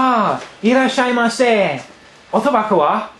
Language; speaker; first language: Japanese; non-native, learner; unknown